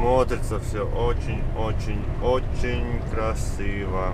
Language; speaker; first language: Russian; non-native, fluent; Latvian